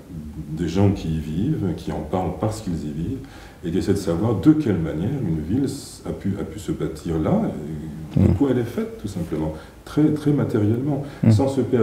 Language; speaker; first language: French; native; French